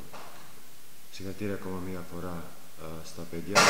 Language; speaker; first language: Greek; non-native, fluent; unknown